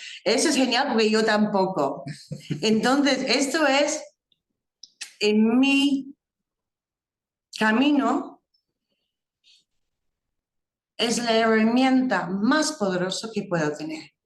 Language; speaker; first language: Spanish; non-native, fluent; English